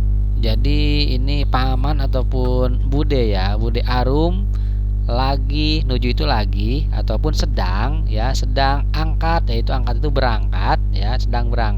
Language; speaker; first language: Indonesian; non-native, local second language; Sundanese